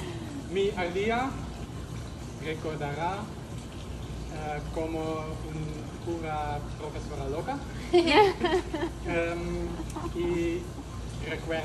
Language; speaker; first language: Spanish; non-native, learner; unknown